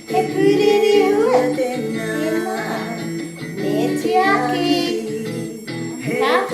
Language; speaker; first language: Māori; non-native, fluent; English